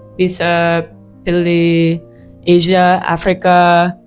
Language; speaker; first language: Indonesian; non-native, learner; English